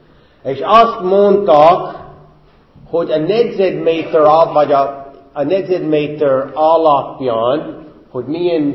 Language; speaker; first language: Hungarian; non-native, fluent; English